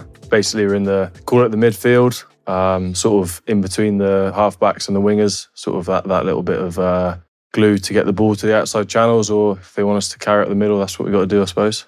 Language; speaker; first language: English; native; English